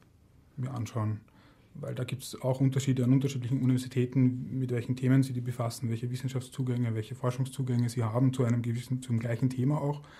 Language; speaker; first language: German; native; German